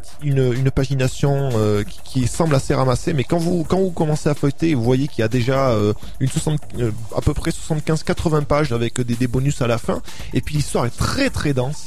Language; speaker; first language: French; native; French